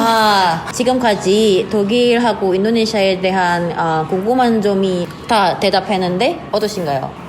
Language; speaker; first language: Korean; non-native, fluent; Indonesian